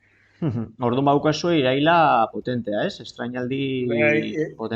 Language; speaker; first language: Basque; native; Basque